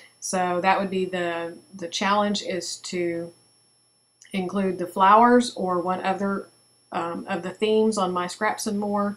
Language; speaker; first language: English; native; English